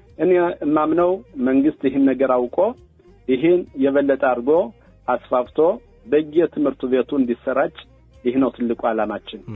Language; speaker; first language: Amharic; native; Amharic